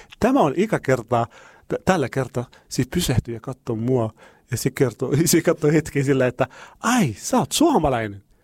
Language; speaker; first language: Finnish; non-native, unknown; Arabic